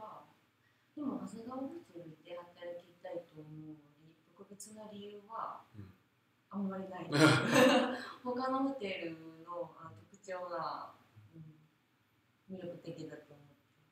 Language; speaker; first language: Japanese; non-native, fluent; Korean